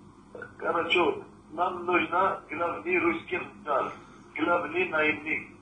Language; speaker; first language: Russian; non-native, learner; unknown